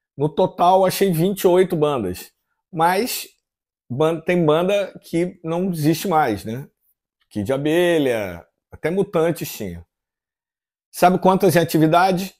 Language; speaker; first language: Portuguese; native; Portuguese